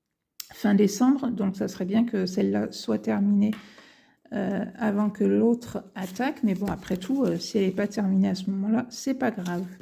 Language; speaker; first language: French; native; French